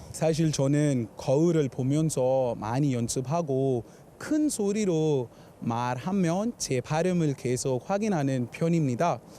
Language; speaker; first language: Korean; non-native, fluent; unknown